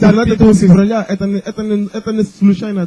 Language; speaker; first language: Russian; non-native, fluent; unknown